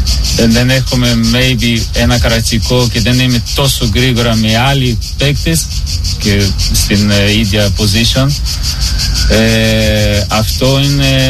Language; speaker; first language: Greek; non-native, learner; Portuguese